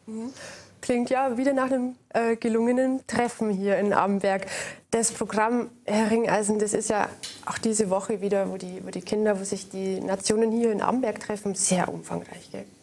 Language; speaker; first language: German; native; German